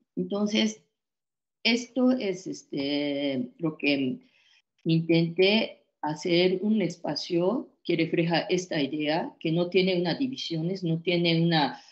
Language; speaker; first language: Spanish; non-native, fluent; Japanese